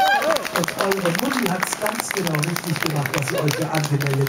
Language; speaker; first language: German; native; German